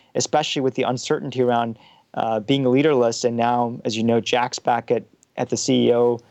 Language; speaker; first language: English; early bilingual, heritage; German